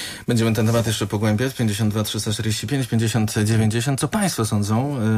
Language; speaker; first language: Polish; native; Polish